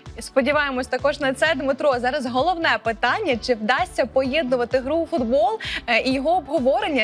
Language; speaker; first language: Ukrainian; native; Ukrainian